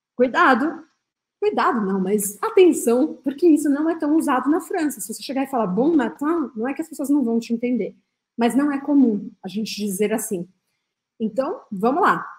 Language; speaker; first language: Portuguese; non-native, fluent; French